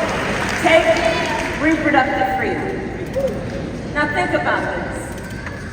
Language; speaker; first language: English; native; English